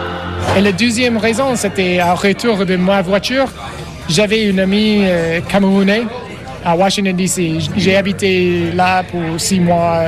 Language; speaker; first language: French; non-native, learner; English